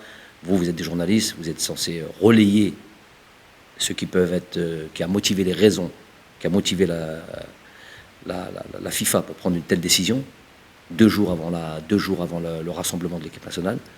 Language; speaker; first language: French; early bilingual, other home language; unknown